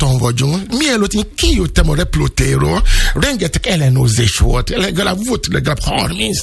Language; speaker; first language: Hungarian; non-native, fluent; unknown